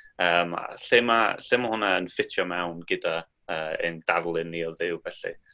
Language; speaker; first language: Welsh; native; Welsh